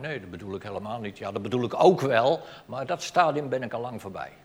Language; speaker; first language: Dutch; native; Dutch